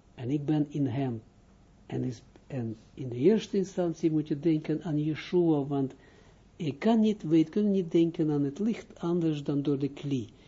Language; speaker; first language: Dutch; non-native, fluent; Hebrew